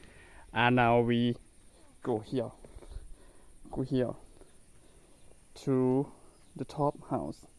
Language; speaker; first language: English; non-native, learner; Hmong